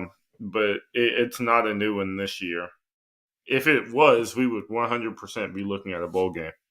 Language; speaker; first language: English; native; English